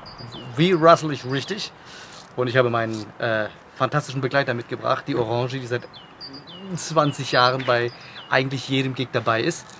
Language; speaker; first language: German; native; German